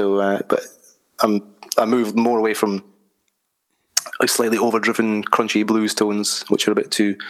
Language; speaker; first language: English; native; English